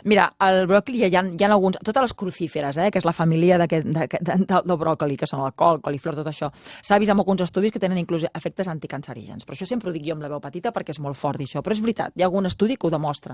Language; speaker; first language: Catalan; native; Catalan